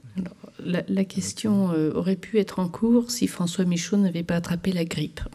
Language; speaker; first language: French; native; French